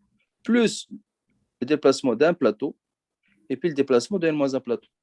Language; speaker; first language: French; native; French